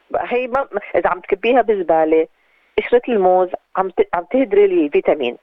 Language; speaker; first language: Arabic; native; Arabic